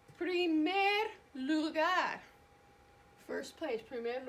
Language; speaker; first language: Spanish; non-native, fluent; English